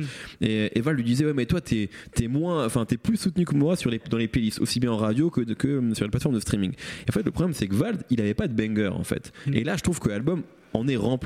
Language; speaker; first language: French; native; French